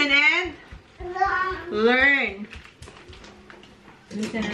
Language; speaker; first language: English; non-native, local second language; Bikol